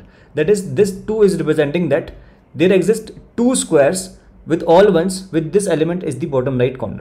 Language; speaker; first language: English; non-native, local second language; Hindi